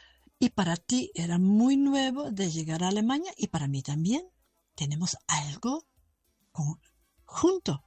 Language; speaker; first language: Spanish; non-native, fluent; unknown